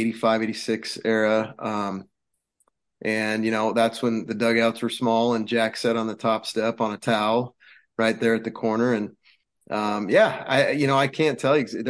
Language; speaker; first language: English; native; English